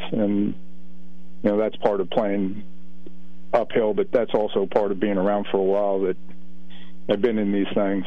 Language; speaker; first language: English; native; English